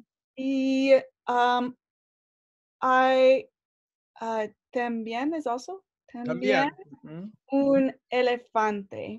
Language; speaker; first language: Spanish; non-native, learner; English